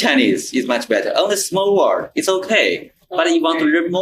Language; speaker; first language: English; non-native, learner; Chinese